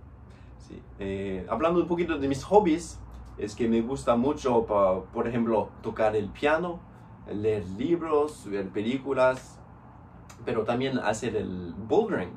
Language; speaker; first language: Spanish; non-native, fluent; English